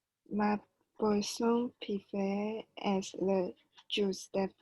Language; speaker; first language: French; non-native, learner; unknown